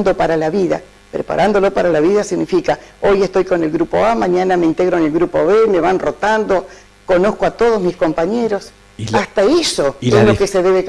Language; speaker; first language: Spanish; native; Spanish